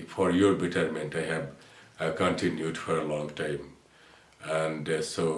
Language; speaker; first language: English; non-native, local second language; Bangla